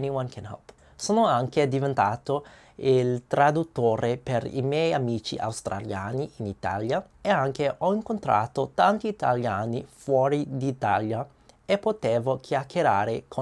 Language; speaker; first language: Italian; non-native, learner; English